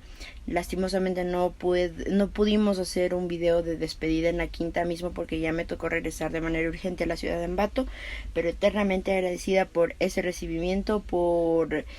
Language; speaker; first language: Spanish; native; Spanish